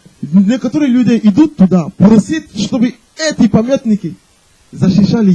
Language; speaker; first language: Russian; non-native, fluent; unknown